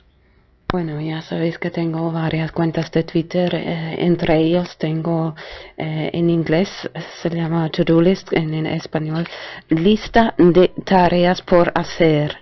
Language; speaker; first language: Spanish; non-native, fluent; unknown